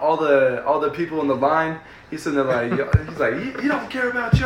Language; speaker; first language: English; early bilingual, other home language; Spanish